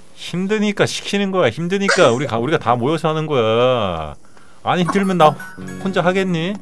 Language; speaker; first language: Korean; native; Korean